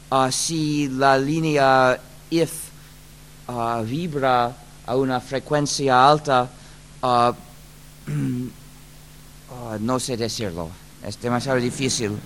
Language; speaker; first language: Spanish; non-native, fluent; English